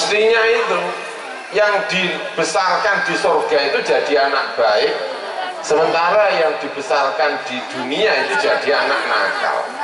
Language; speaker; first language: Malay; non-native, local second language; Javanese